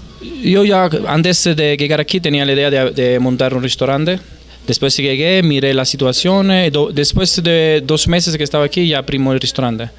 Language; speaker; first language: Spanish; non-native, fluent; Italian